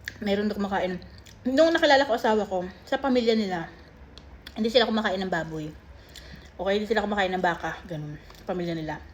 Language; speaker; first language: Filipino; native; Filipino